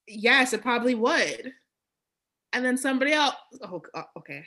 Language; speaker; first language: English; native; English